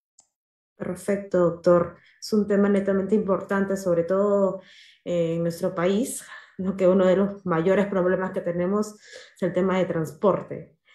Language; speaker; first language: Spanish; native; Spanish